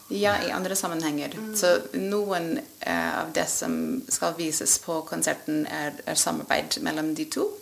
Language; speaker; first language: Norwegian; non-native, fluent; English